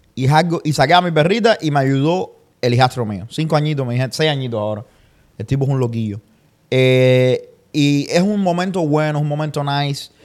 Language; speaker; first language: Spanish; native; Spanish